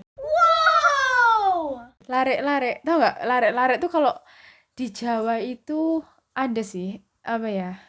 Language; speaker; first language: Indonesian; non-native, local second language; Javanese